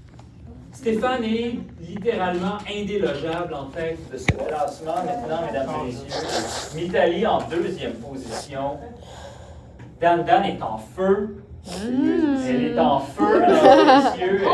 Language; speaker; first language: French; native; French